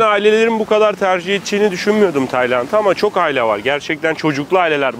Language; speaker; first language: Turkish; native; Turkish